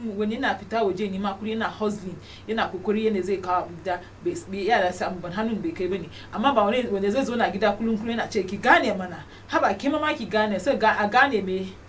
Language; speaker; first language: Hausa; non-native, local second language; Igbo